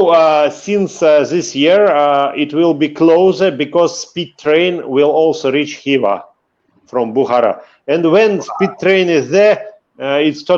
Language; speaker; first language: English; non-native, fluent; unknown